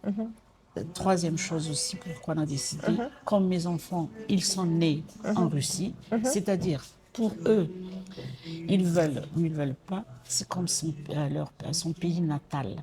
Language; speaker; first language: French; non-native, local second language; Malagasy